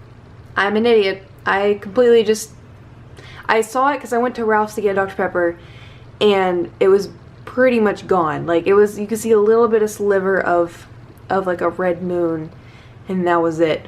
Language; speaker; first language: English; native; English